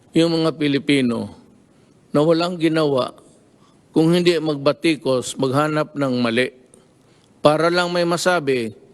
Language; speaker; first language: Filipino; non-native, local second language; Cebuano